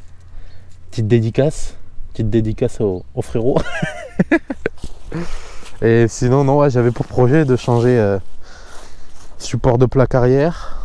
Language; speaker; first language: French; native; French